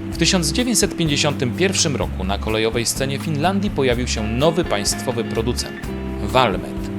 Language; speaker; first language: Polish; native; Polish